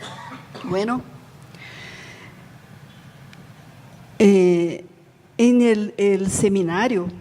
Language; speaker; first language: Spanish; non-native, learner; Portuguese